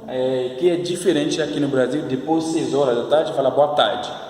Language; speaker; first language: Portuguese; non-native, fluent; Haitian Creole